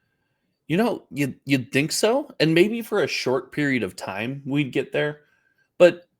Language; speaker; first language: English; native; English